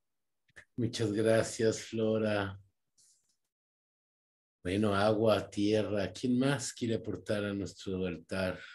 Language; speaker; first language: Spanish; native; Spanish